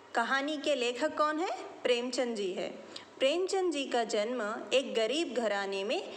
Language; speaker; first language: Hindi; non-native, local second language; Telugu